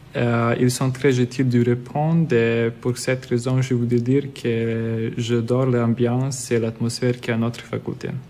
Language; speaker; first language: French; non-native, fluent; Serbian